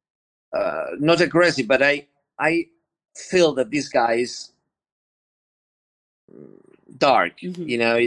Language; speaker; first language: English; non-native, learner; Spanish